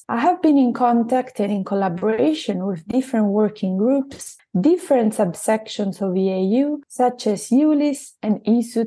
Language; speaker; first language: English; non-native, fluent; Italian